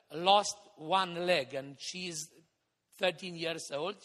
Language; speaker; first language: English; non-native, fluent; Romanian